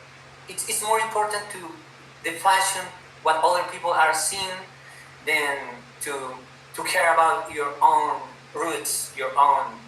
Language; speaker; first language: English; non-native, fluent; Spanish